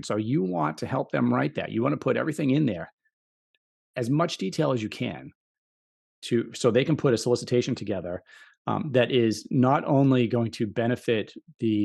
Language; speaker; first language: English; native; English